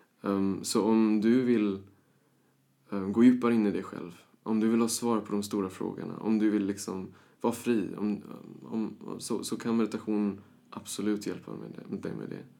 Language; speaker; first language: Swedish; early bilingual, other home language; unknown